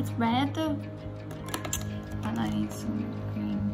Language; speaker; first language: English; native; English